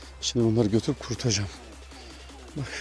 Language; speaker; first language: Turkish; native; Turkish